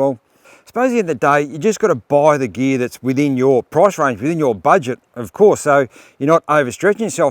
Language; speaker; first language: English; native; English